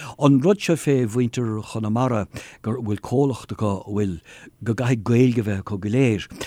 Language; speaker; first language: Irish; non-native, local second language; English